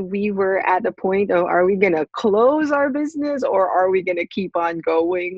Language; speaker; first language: English; non-native, local second language; Filipino